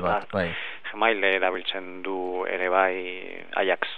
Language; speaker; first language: Basque; non-native, learner; Spanish